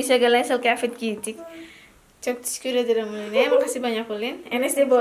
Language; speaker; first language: Turkish; non-native, learner; Indonesian